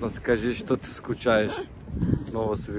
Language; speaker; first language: Russian; non-native, learner; Turkish